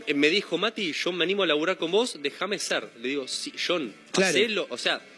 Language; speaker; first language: Spanish; native; Spanish